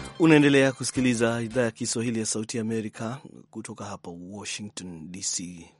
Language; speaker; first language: Swahili; non-native, local second language; Kikuyu